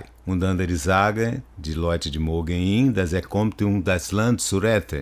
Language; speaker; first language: German; non-native, learner; Portuguese